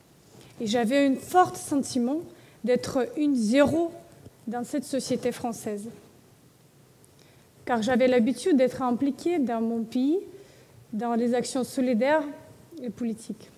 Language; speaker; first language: French; non-native, learner; Russian